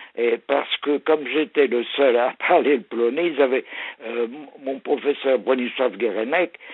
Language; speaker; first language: French; early bilingual, other home language; Polish